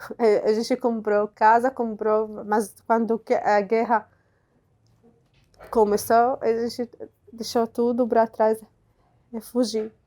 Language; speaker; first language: Portuguese; non-native, learner; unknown